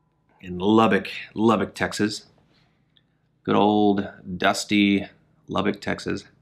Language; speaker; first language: English; native; English